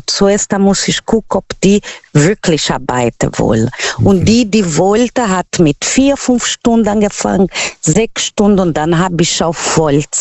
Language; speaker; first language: German; non-native, fluent; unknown